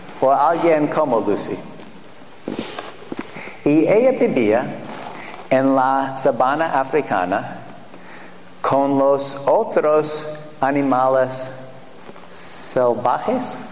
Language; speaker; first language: Spanish; non-native, fluent; English